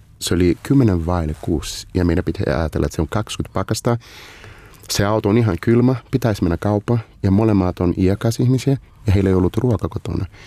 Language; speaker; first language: Finnish; non-native, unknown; Portuguese